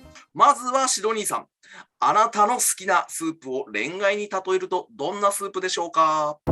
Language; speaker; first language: Japanese; native; Japanese